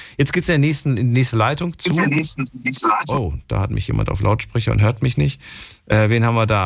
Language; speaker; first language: German; native; German